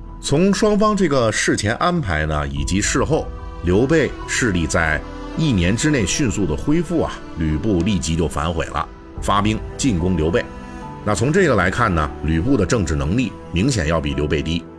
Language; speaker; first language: Chinese; native; Chinese